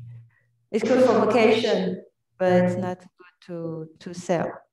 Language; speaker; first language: English; non-native, fluent; French